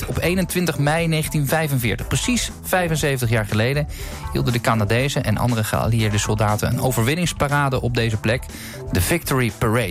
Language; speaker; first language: Dutch; native; Dutch